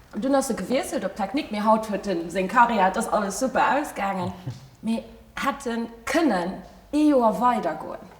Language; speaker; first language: Luxembourgish; early bilingual, other home language; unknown